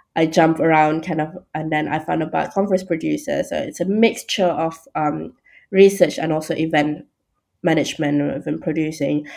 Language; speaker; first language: English; non-native, local second language; Malay